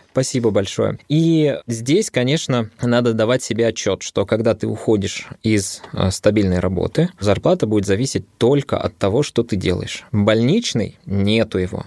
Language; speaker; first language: Russian; early bilingual, other home language; Arabic